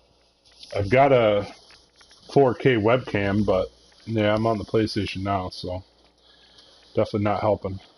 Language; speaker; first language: English; native; English